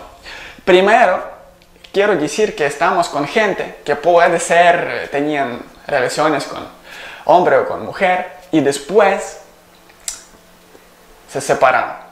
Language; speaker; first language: Spanish; non-native, learner; Ukrainian